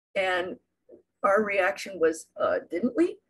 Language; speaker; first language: English; native; English